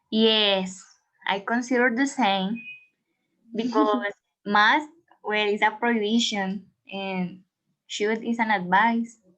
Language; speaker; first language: English; non-native, learner; Spanish